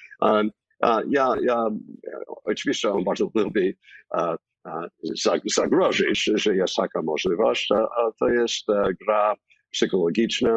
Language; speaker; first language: Polish; non-native, fluent; English